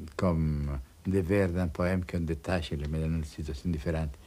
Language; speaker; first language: French; non-native, fluent; Spanish